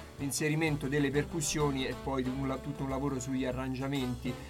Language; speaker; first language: Italian; native; Italian